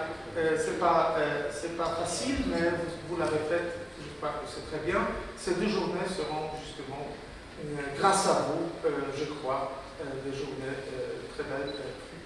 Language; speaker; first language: French; non-native, fluent; Polish